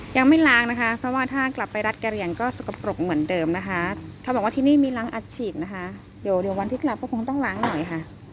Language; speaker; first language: Thai; native; Thai